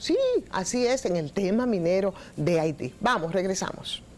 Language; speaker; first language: Spanish; native; Spanish